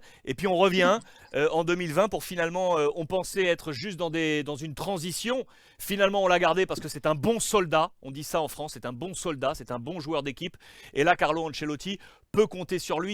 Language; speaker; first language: French; native; French